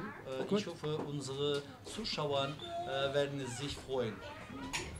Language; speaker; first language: German; non-native, learner; Turkish